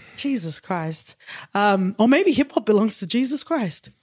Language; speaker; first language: English; native; English